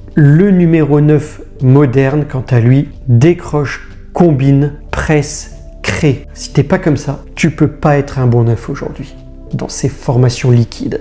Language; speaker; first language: French; native; French